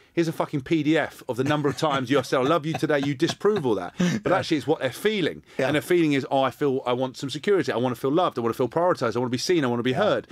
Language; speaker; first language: English; native; English